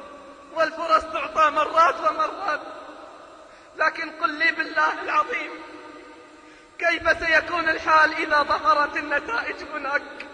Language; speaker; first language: Arabic; native; Arabic